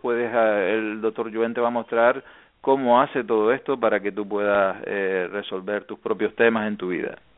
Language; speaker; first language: Spanish; native; Spanish